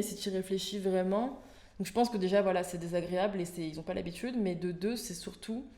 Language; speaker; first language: French; native; French